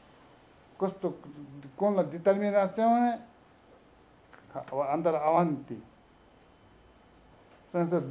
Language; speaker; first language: Italian; non-native, learner; Tibetan